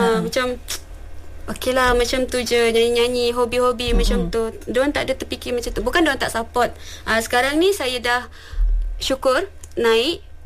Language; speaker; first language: Malay; non-native, local second language; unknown